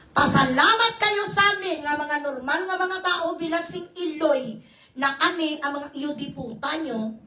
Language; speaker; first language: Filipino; non-native, local second language; Hiligaynon